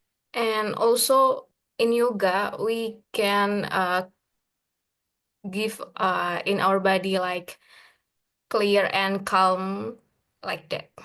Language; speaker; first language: English; non-native, learner; Indonesian